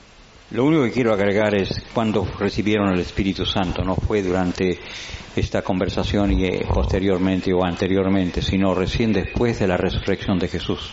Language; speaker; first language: Spanish; native; Spanish